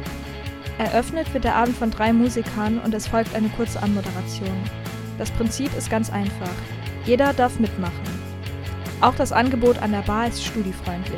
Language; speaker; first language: German; native; German